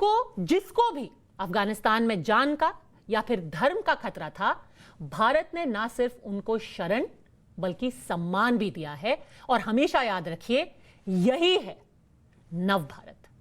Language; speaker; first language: Hindi; native; Hindi